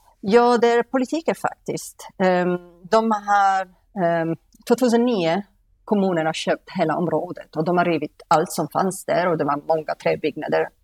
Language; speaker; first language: Swedish; non-native, fluent; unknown